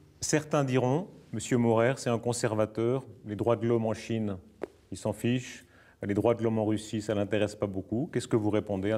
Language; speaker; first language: French; native; French